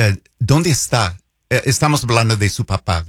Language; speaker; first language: Spanish; non-native, fluent; English